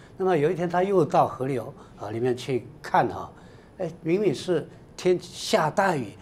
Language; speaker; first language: Chinese; native; Chinese